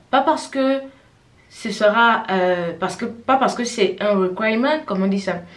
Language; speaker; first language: French; non-native, local second language; Fang